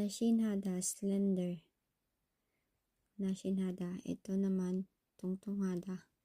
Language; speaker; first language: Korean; non-native, learner; Filipino